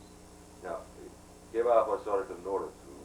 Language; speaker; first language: Spanish; non-native, learner; English